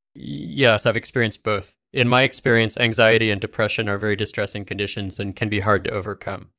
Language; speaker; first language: English; native; English